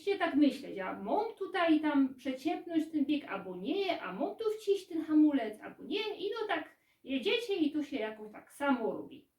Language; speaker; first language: Polish; native; Polish